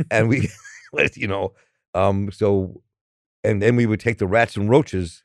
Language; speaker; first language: English; native; English